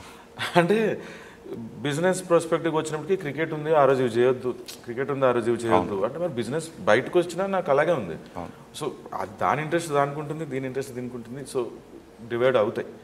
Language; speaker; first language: Telugu; native; Telugu